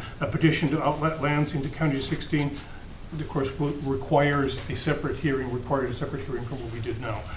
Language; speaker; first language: English; native; English